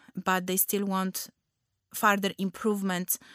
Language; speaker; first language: English; non-native, fluent; Polish